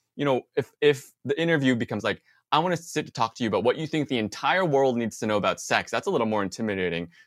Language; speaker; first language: English; native; English